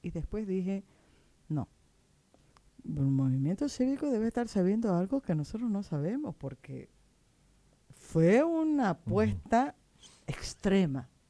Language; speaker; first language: Spanish; native; Spanish